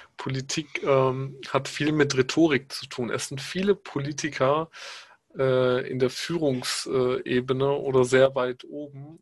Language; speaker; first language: German; early bilingual, other home language; Pashto